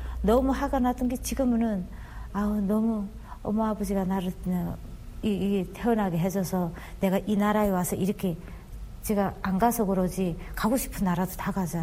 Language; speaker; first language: Korean; native; Korean